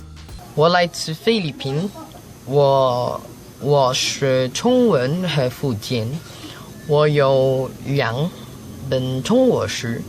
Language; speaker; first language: Chinese; non-native, learner; Filipino